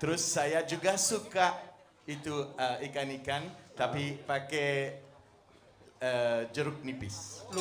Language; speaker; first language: Indonesian; non-native, fluent; French